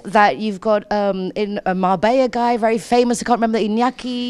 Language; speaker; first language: English; native; English